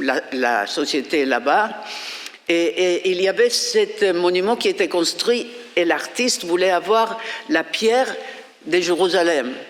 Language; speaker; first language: French; non-native, fluent; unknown